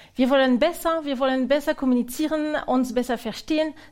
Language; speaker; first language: German; non-native, fluent; French